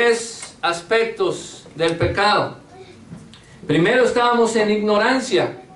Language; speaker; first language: Spanish; native; Spanish